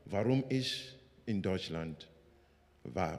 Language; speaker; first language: German; non-native, learner; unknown